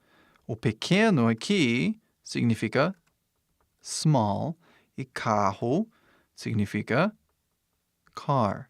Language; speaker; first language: Portuguese; non-native, fluent; English